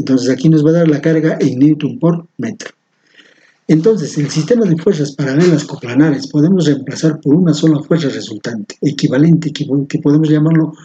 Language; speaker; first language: Spanish; native; Spanish